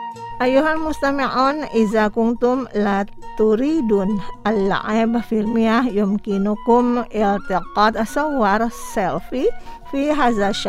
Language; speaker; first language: Arabic; non-native, fluent; Indonesian